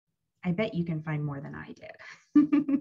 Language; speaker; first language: English; native; English